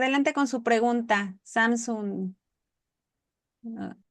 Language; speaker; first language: Spanish; native; Spanish